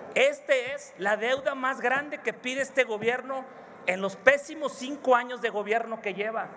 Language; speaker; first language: Spanish; native; Spanish